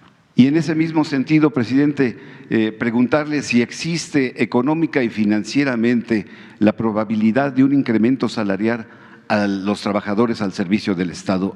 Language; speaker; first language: Spanish; native; Spanish